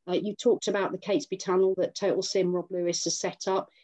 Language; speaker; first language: English; native; English